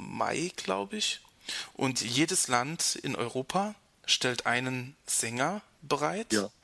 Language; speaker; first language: German; native; German